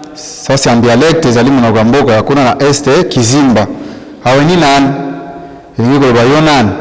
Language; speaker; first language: Lingala; non-native, local second language; Swahili